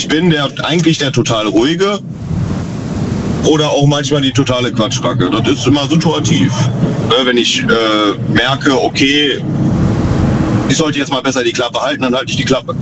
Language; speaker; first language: German; native; German